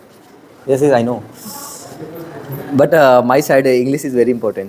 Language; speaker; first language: English; non-native, learner; Hindi